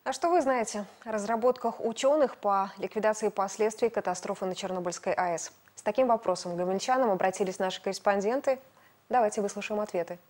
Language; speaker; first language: Russian; native; Russian